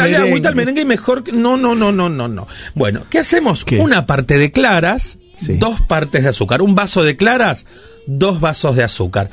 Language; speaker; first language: Spanish; native; Spanish